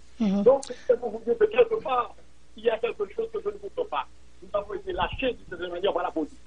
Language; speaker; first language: French; non-native, local second language; Haitian Creole